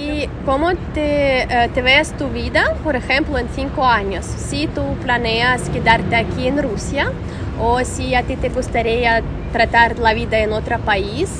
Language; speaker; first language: Spanish; non-native, fluent; Russian